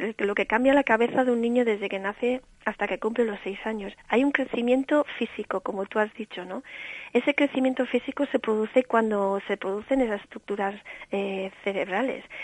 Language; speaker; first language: Spanish; early bilingual, heritage; Spanish